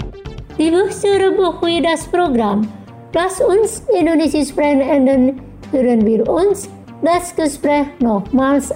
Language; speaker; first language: German; non-native, learner; Indonesian